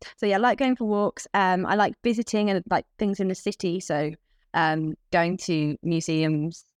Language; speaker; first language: English; native; English